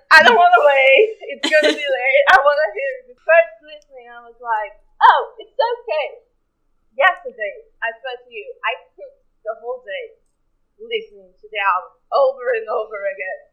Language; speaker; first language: English; non-native, fluent; Portuguese